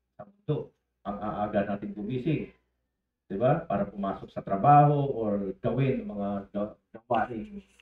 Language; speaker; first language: Filipino; native; Filipino